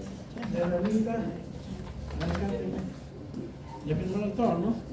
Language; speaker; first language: Spanish; native; Spanish